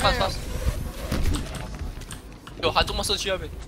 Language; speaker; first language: Chinese; native; Chinese